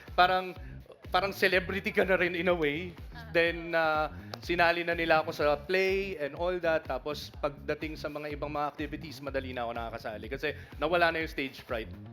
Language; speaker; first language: Filipino; native; Filipino